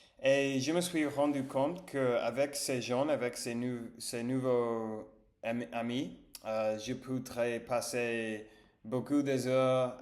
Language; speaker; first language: French; non-native, learner; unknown